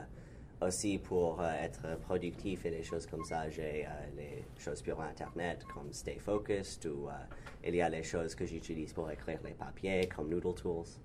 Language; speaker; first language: French; non-native, learner; English